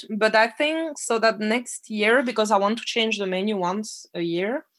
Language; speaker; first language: English; non-native, fluent; French